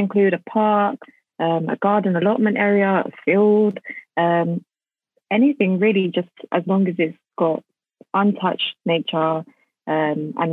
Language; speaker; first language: English; native; English